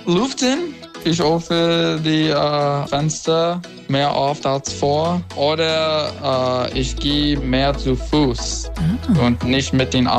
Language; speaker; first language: German; non-native, learner; English